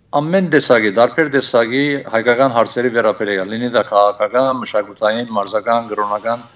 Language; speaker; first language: Armenian; early bilingual, heritage; Armenian